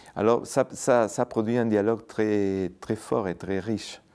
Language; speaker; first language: French; non-native, fluent; Spanish